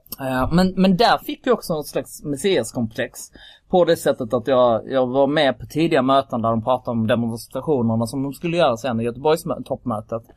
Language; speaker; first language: Swedish; early bilingual, other home language; Kurdish